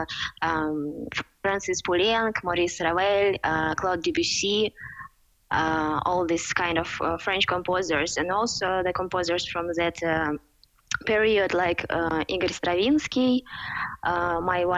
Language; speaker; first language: English; non-native, fluent; Ukrainian